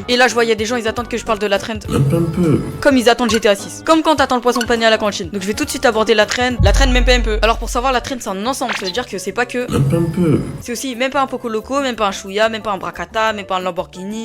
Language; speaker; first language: French; native; French